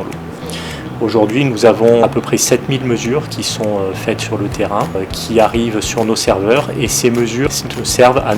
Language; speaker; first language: French; native; French